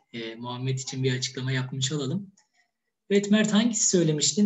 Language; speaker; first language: Turkish; native; Turkish